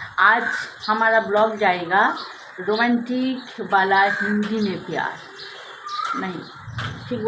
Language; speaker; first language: Hindi; non-native, local second language; Bangla